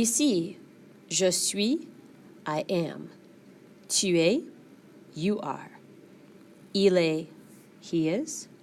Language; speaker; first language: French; non-native, fluent; English